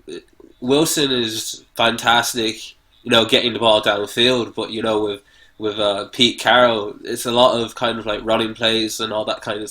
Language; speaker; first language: English; native; English